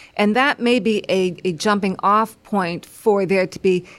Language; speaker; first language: English; native; English